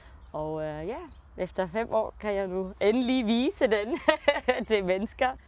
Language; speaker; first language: Danish; early bilingual, heritage; German